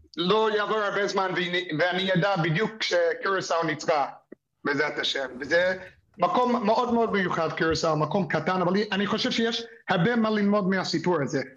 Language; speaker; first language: Hebrew; non-native, fluent; English